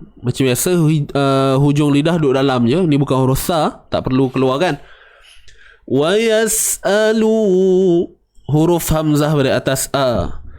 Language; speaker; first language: Malay; native; Malay